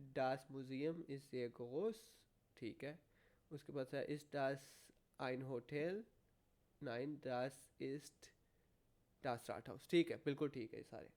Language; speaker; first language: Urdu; native; Urdu